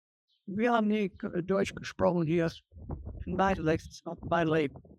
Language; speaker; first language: German; early bilingual, heritage; German